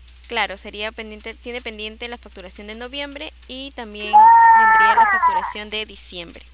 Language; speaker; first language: Spanish; native; Spanish